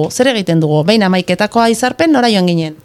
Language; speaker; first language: Basque; native; Basque